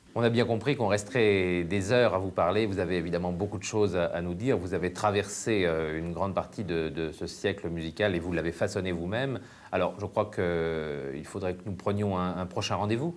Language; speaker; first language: French; native; French